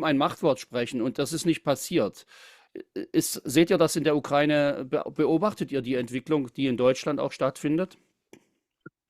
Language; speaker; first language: German; native; German